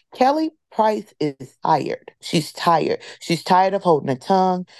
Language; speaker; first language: English; native; English